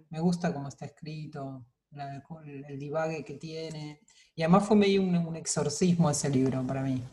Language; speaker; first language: Spanish; native; Spanish